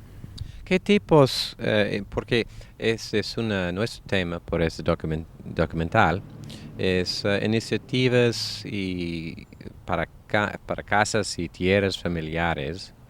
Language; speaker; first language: Spanish; non-native, fluent; English